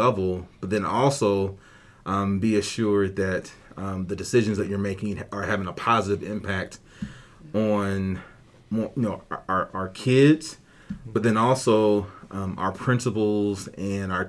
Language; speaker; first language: English; native; English